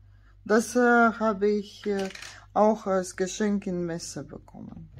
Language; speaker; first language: German; non-native, fluent; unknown